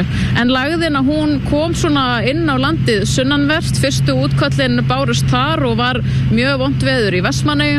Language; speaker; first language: Icelandic; native; Icelandic